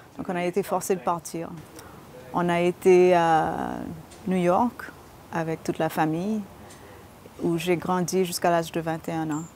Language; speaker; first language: French; early bilingual, heritage; French